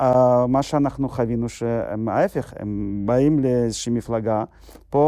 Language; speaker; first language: Hebrew; non-native, fluent; Russian